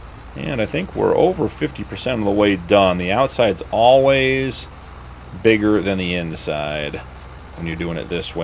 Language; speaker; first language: English; native; English